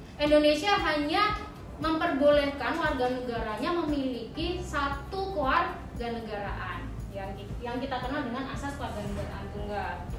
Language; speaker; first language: Indonesian; native; Indonesian